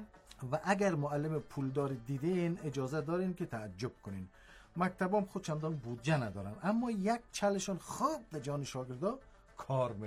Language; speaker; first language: Persian; native; Persian